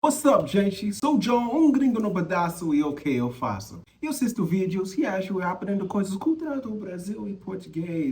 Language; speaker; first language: Portuguese; non-native, learner; English